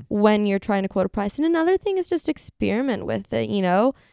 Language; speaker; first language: English; native; English